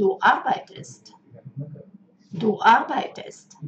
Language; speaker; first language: German; non-native, fluent; Russian